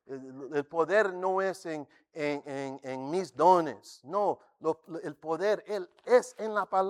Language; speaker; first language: Spanish; non-native, fluent; English